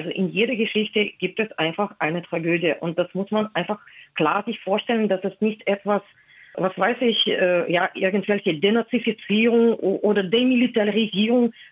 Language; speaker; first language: German; non-native, fluent; Russian